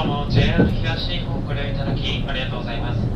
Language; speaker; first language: Japanese; native; Japanese